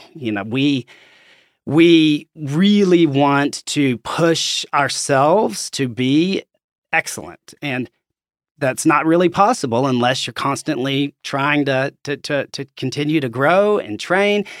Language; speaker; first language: English; native; English